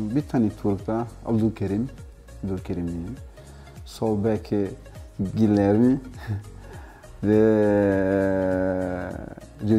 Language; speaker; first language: Turkish; non-native, learner; Portuguese